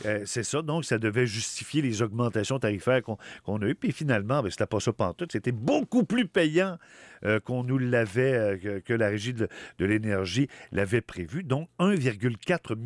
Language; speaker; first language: French; native; French